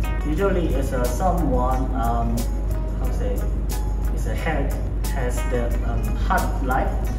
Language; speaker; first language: English; non-native, learner; Korean